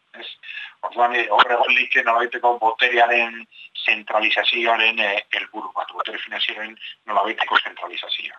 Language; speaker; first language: Basque; native; Basque